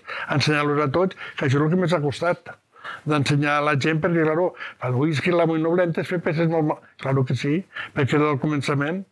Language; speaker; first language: Catalan; native; Catalan